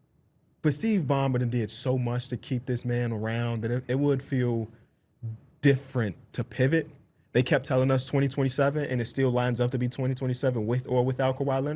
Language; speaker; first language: English; native; English